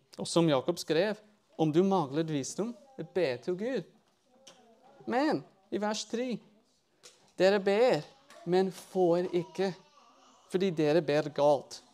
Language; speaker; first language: Norwegian; non-native, fluent; English